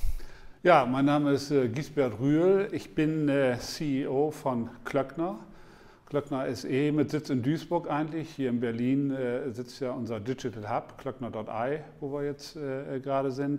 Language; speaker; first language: German; native; German